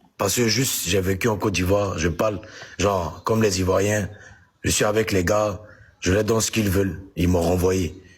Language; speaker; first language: French; early bilingual, other home language; Arabic